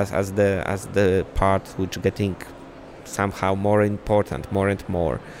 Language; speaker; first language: English; non-native, fluent; Polish